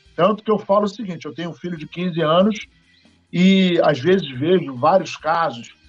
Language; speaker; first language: Portuguese; native; Portuguese